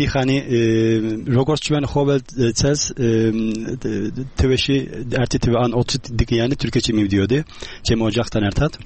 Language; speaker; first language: Georgian; non-native, learner; Turkish